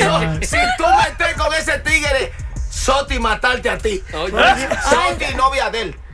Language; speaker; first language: Spanish; native; Spanish